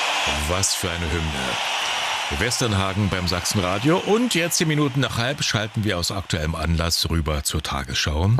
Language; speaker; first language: German; native; German